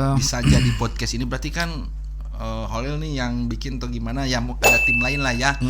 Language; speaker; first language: Indonesian; native; Indonesian